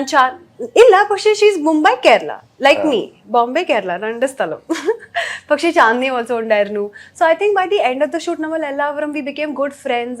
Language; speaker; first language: Malayalam; early bilingual, heritage; Malayalam